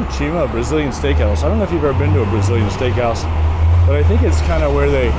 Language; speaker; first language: English; native; English